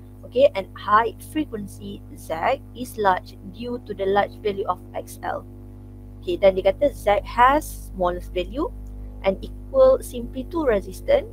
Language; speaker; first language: English; non-native, local second language; Malay